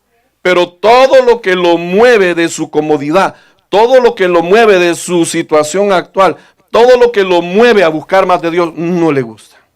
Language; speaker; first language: Spanish; native; Spanish